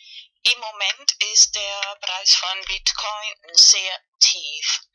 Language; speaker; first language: German; non-native, learner; Spanish